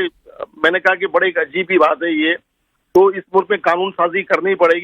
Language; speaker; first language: Urdu; native; Urdu